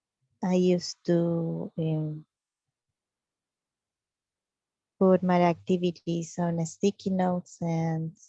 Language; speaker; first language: English; non-native, learner; Spanish